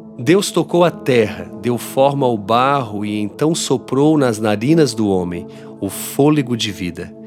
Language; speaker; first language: Portuguese; native; Portuguese